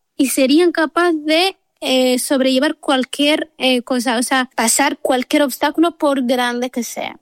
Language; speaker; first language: Spanish; non-native, local second language; Arabic